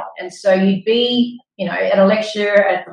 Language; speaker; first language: English; native; English